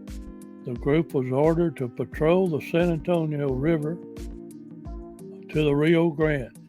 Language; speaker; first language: English; native; English